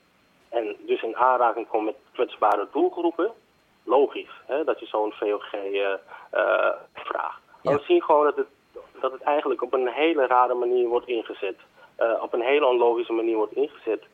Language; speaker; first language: Dutch; native; Dutch